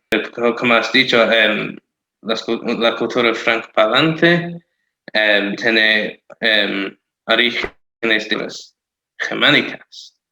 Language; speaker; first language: Spanish; non-native, fluent; English